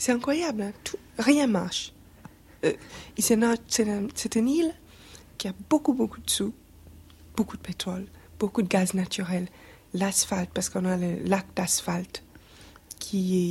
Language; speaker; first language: French; non-native, fluent; English